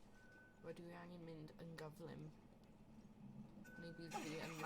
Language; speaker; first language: Welsh; non-native, learner; English